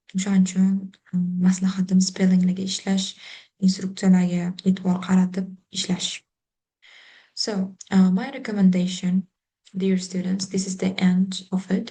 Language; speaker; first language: English; non-native, fluent; Uzbek